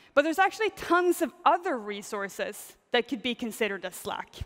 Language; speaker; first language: English; non-native, fluent; Swedish